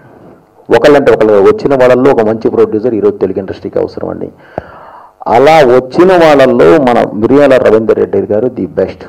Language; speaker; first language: Telugu; native; Telugu